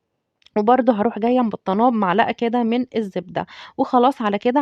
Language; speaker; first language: Arabic; native; Arabic